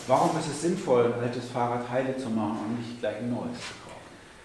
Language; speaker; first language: German; native; German